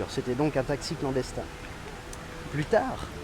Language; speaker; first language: French; native; French